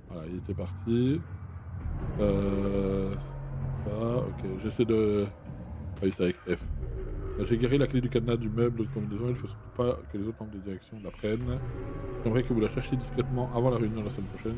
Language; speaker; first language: French; native; French